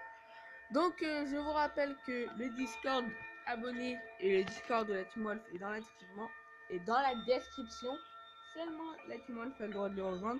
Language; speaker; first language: French; native; French